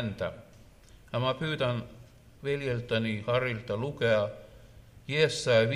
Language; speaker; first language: Finnish; non-native, learner; Russian